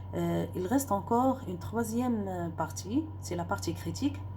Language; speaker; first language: French; non-native, local second language; Arabic